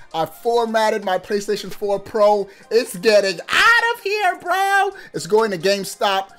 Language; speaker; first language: English; native; English